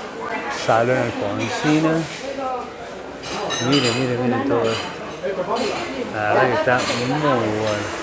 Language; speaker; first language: Spanish; native; Spanish